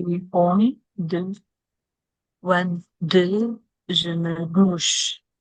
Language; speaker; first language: French; non-native, learner; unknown